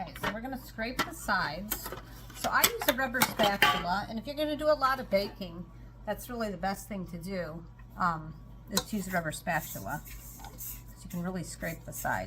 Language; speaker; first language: English; native; English